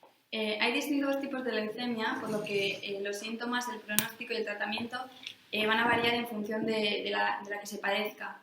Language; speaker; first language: Spanish; native; Spanish